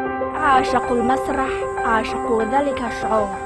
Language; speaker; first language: Arabic; non-native, learner; Chinese